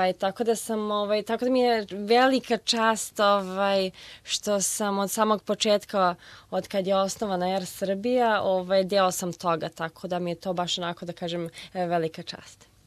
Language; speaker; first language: Serbian; early bilingual, heritage; Serbian